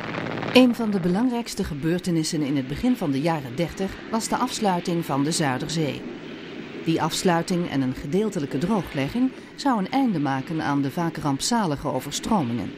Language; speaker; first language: Dutch; native; Dutch